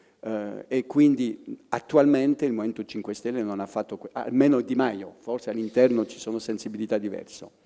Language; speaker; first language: Italian; non-native, fluent; French